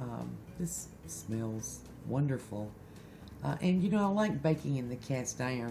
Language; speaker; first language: English; native; English